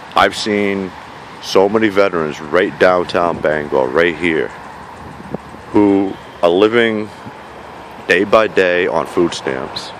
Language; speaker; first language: English; native; English